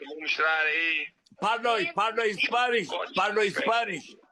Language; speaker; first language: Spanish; non-native, learner; Turkish